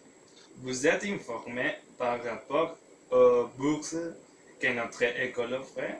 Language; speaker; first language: French; non-native, learner; Spanish